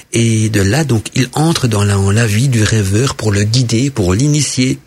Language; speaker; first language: French; non-native, fluent; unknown